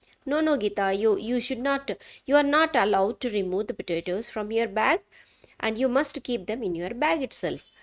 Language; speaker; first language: English; non-native, local second language; Telugu